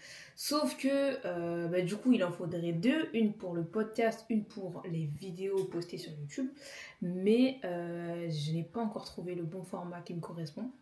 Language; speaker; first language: French; native; French